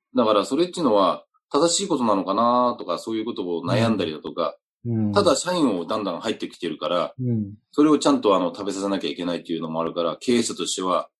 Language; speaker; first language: Japanese; native; Japanese